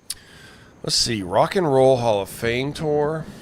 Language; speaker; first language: English; native; English